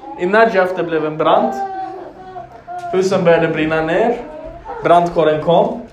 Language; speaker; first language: Swedish; non-native, fluent; Arabic